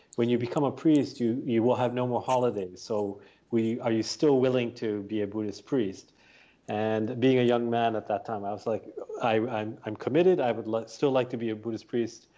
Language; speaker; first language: English; early bilingual, other home language; Japanese